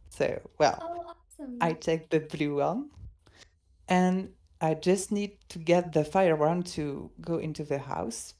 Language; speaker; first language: English; non-native, fluent; French